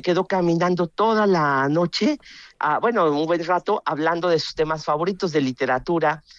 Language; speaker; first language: Spanish; native; Spanish